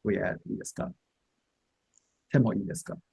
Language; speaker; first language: Japanese; non-native, fluent; English